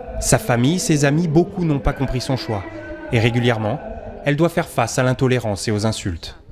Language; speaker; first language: French; native; French